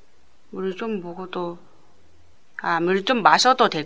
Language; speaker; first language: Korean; non-native, learner; Japanese